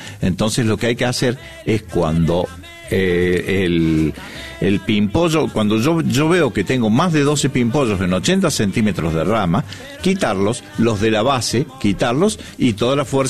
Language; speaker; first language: Spanish; native; Spanish